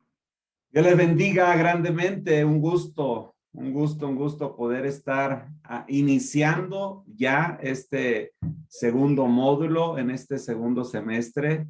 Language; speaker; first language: Spanish; native; Spanish